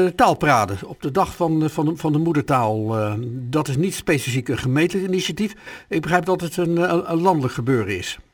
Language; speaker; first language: Dutch; native; Dutch